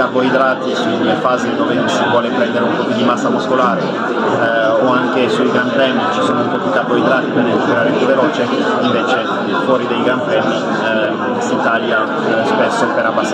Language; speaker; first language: Italian; non-native, fluent; French